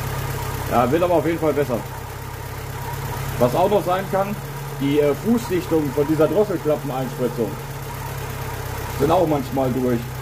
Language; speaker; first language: German; native; German